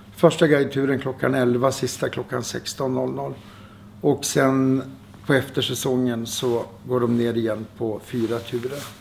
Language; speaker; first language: Swedish; native; Swedish